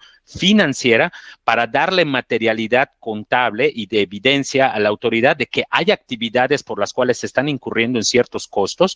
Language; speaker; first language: Spanish; native; Spanish